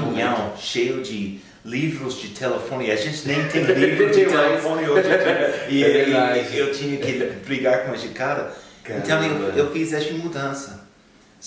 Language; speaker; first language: Portuguese; non-native, fluent; English